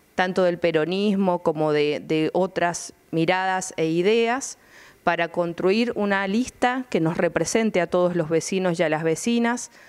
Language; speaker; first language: Spanish; native; Spanish